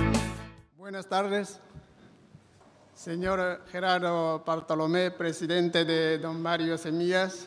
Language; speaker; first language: Spanish; non-native, fluent; Chinese